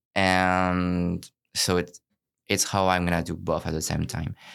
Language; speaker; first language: English; non-native, fluent; French